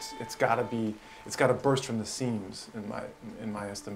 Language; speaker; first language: English; native; English